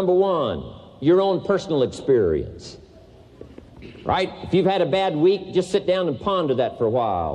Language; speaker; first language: English; native; English